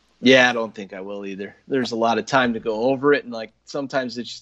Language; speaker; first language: English; native; English